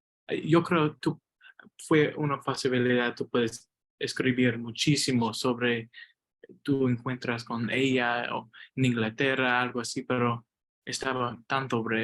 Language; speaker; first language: Spanish; non-native, learner; English